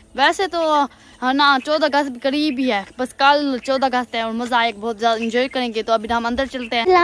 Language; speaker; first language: Urdu; non-native, local second language; Punjabi